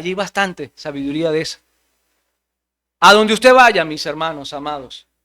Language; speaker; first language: Spanish; native; Spanish